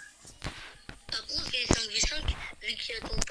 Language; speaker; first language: French; native; French